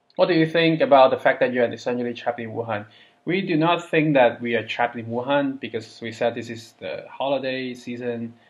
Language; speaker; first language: English; non-native, fluent; Chinese